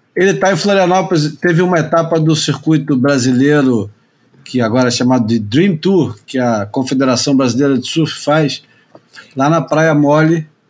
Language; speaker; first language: Portuguese; native; Portuguese